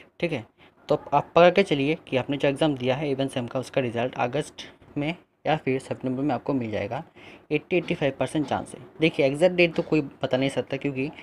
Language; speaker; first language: Hindi; non-native, local second language; Bangla